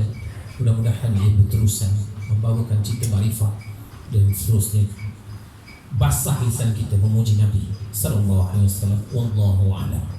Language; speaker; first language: Malay; native; Malay